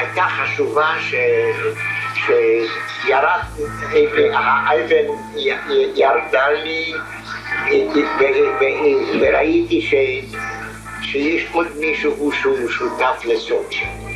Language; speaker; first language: Hebrew; non-native, fluent; Polish